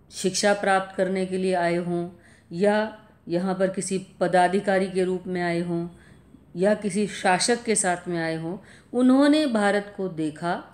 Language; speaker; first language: Hindi; native; Hindi